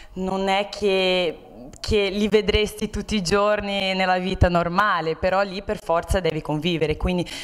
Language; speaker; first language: Italian; non-native, fluent; Portuguese